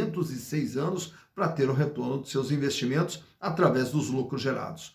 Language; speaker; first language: Portuguese; native; Portuguese